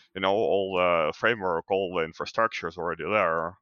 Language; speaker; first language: English; non-native, fluent; Ukrainian